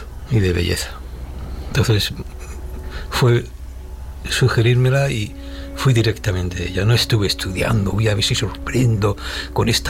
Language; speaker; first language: Spanish; native; Spanish